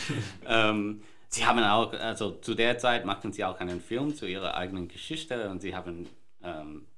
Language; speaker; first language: German; non-native, fluent; English